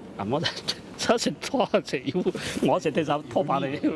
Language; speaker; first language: French; non-native, learner; Chinese